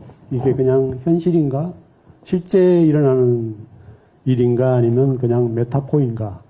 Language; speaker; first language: Korean; native; Korean